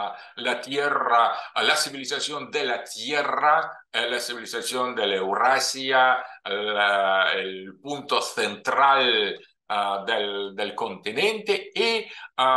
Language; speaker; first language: Spanish; non-native, fluent; Russian